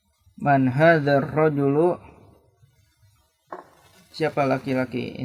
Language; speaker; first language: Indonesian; native; Indonesian